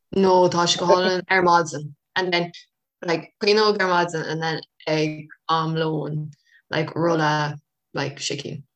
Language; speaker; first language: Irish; non-native, local second language; English